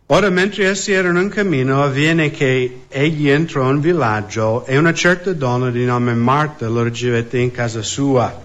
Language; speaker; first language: Italian; non-native, fluent; English